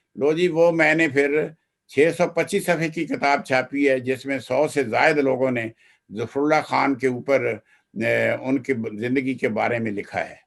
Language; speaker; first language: Urdu; non-native, local second language; Punjabi